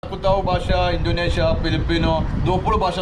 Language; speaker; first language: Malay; non-native, learner; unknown